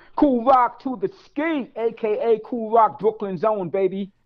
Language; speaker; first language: English; native; English